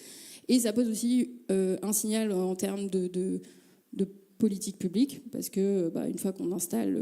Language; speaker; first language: French; native; French